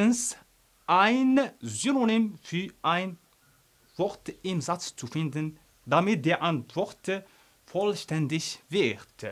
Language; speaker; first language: German; non-native, fluent; Arabic